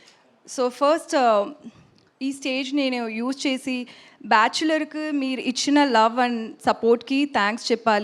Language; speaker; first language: Telugu; non-native, learner; Tamil